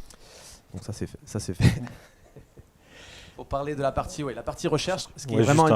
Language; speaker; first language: French; native; French